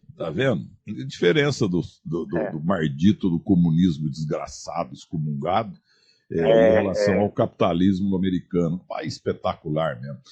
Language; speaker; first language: Portuguese; native; Portuguese